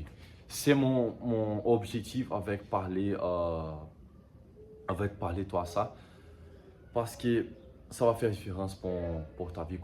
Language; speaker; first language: French; non-native, learner; Portuguese